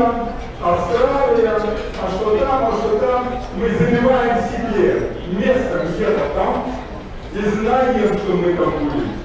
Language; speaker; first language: Russian; native; Russian